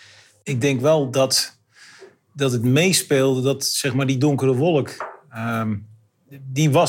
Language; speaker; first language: Dutch; native; Dutch